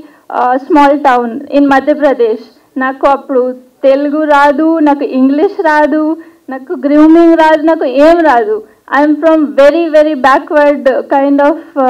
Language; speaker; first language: Telugu; non-native, local second language; Hindi